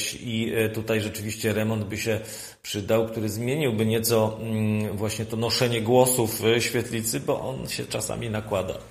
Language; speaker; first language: Polish; native; Polish